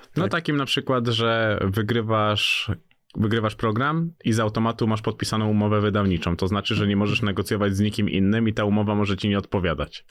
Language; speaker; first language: Polish; native; Polish